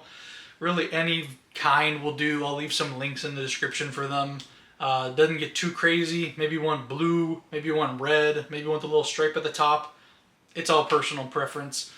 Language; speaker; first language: English; native; English